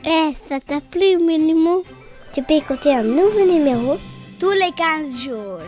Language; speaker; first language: French; native; French